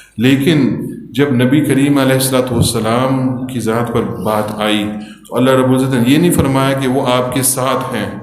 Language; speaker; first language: Urdu; early bilingual, heritage; Urdu